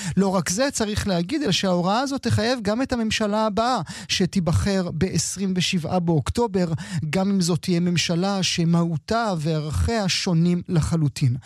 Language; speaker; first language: Hebrew; native; Hebrew